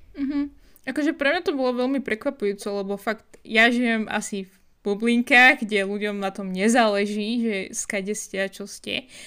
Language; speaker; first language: Slovak; non-native, fluent; Arabic